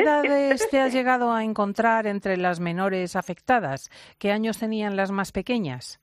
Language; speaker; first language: Spanish; native; Spanish